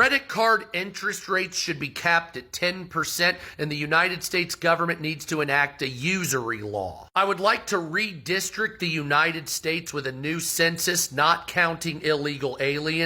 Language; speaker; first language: English; native; English